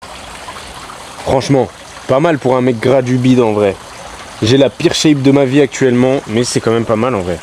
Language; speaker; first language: French; native; French